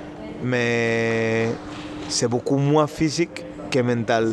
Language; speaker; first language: French; non-native, learner; Spanish